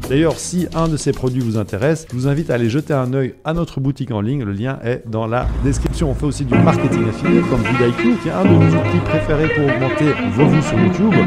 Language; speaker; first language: French; native; French